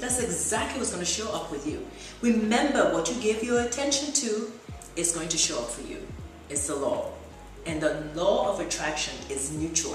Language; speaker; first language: English; native; English